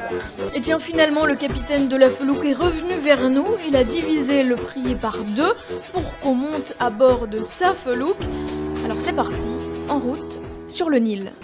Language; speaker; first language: French; native; French